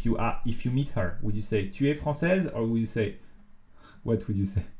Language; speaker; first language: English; non-native, fluent; French